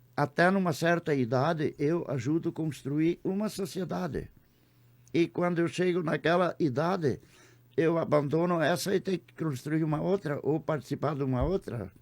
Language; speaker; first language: Portuguese; non-native, local second language; German